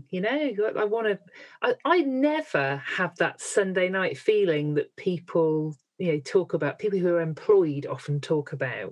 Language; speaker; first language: English; native; English